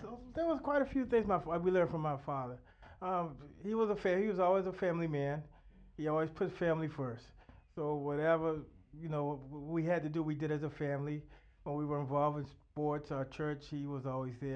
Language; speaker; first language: English; native; English